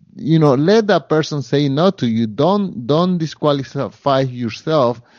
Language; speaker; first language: English; non-native, fluent; Spanish